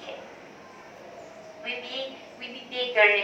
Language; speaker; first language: English; non-native, learner; Thai